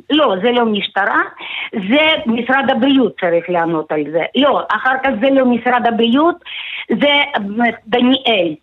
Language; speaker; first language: Hebrew; non-native, fluent; Russian